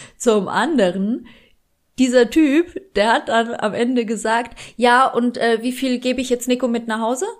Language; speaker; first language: German; early bilingual, other home language; Polish